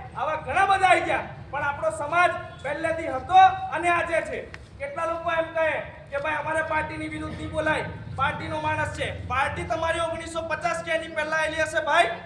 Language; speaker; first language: Gujarati; non-native, local second language; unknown